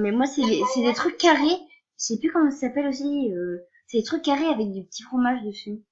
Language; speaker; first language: French; native; French